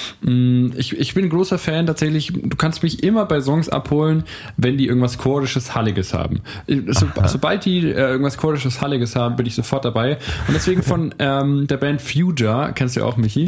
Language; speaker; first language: German; native; German